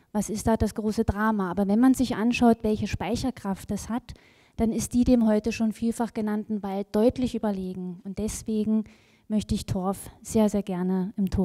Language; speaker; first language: German; native; German